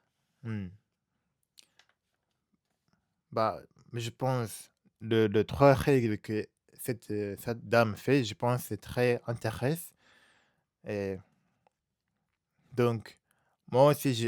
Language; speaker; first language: French; non-native, learner; Japanese